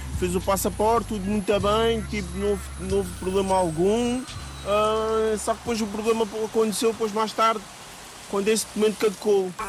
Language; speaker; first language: Portuguese; early bilingual, other home language; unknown